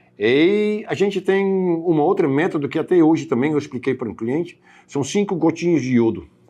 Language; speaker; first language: Portuguese; non-native, fluent; Dutch